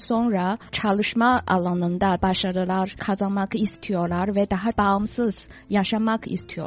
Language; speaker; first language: Turkish; non-native, fluent; Chinese